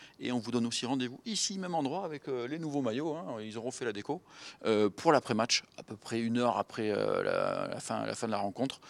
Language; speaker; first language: French; native; French